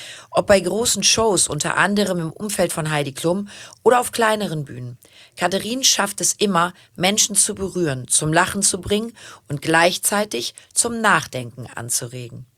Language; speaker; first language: German; native; German